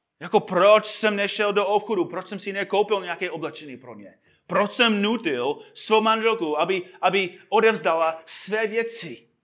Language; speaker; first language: Czech; non-native, fluent; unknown